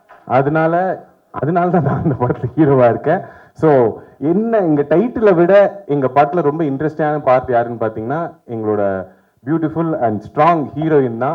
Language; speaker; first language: Tamil; native; Tamil